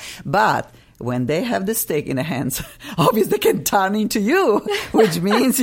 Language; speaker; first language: English; non-native, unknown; Russian